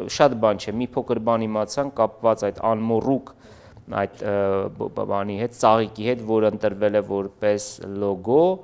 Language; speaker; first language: Armenian; native; Armenian